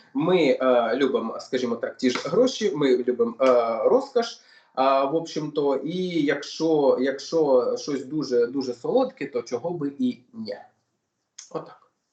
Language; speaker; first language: Ukrainian; non-native, local second language; Russian